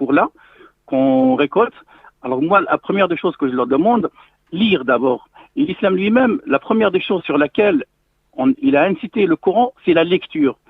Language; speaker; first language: French; non-native, local second language; Arabic